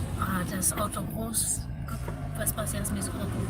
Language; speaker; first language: German; non-native, learner; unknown